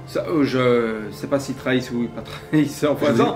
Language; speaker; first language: French; native; French